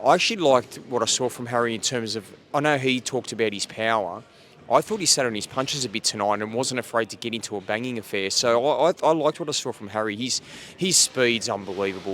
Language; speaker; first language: English; native; English